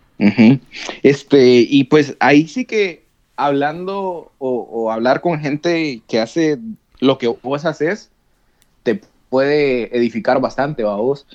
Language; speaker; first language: Spanish; native; Spanish